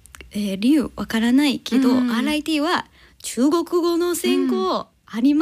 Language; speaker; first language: Japanese; non-native, learner; English